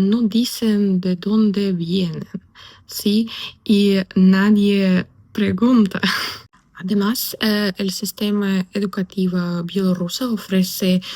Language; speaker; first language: Spanish; non-native, fluent; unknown